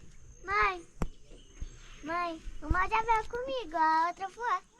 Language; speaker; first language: Portuguese; native; Portuguese